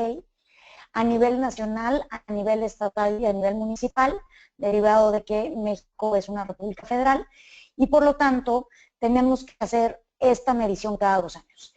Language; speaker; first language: Spanish; native; Spanish